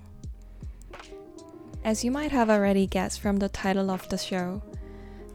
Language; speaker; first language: English; non-native, fluent; Korean